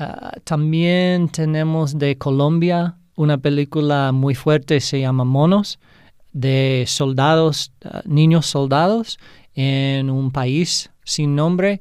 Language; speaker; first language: Spanish; non-native, fluent; English